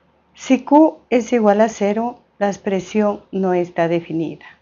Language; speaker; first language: Spanish; native; Spanish